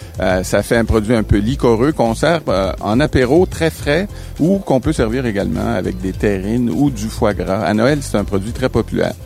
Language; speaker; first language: French; native; French